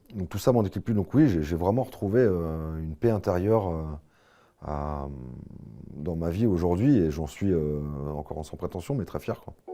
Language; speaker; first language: French; native; French